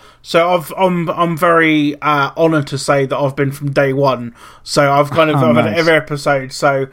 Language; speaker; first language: English; native; English